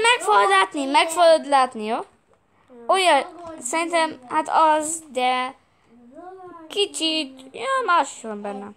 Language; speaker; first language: Hungarian; early bilingual, heritage; Hungarian